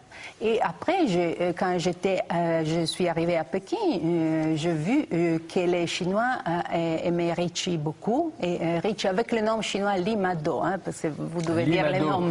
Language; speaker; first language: French; non-native, fluent; Italian